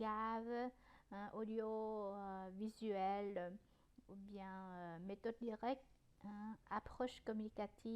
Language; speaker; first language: French; non-native, fluent; Vietnamese